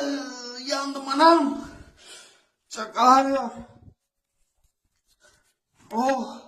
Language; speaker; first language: Turkish; native; Turkish